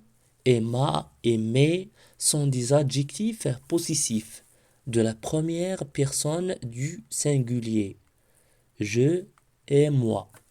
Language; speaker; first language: French; non-native, local second language; Arabic